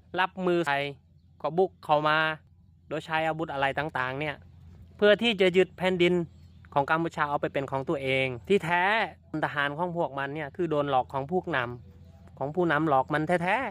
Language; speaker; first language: Thai; non-native, fluent; Khmer